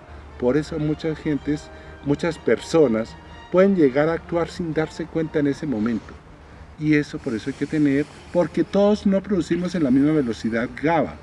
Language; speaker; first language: Spanish; native; Spanish